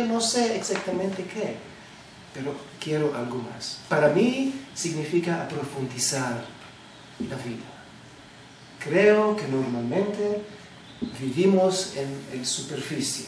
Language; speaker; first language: Spanish; non-native, fluent; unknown